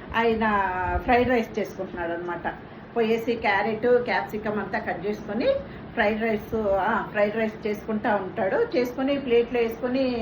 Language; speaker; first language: Telugu; non-native, local second language; Tamil